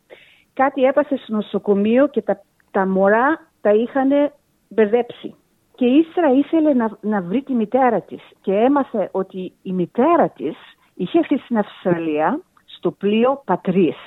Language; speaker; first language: Greek; early bilingual, heritage; Greek